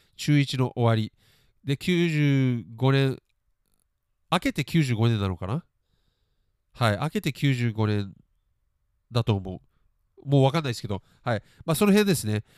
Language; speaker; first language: Japanese; early bilingual, other home language; English